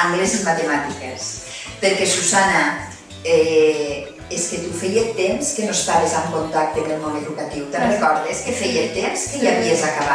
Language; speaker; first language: Catalan; native; Catalan